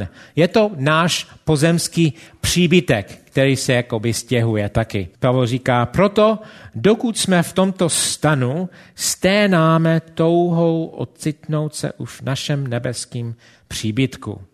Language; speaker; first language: Czech; non-native, fluent; English